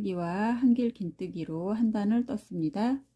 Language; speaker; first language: Korean; native; Korean